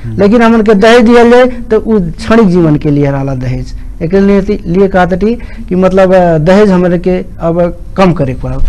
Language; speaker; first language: Bhojpuri; non-native, local second language; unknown